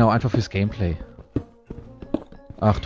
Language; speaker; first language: German; native; German